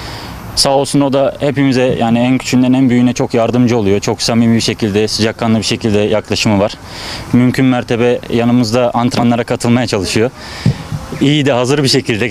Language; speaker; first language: Turkish; native; Turkish